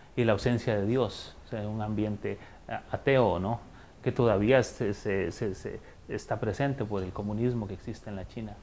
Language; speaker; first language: Spanish; native; Spanish